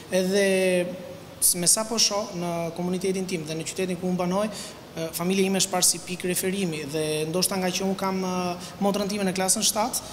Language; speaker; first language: Albanian; non-native, local second language; Romany